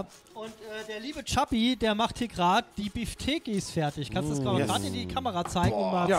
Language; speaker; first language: German; native; German